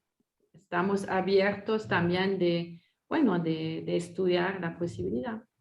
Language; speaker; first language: Spanish; non-native, fluent; French